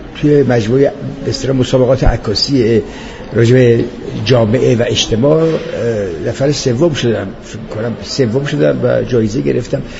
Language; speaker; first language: Persian; native; Persian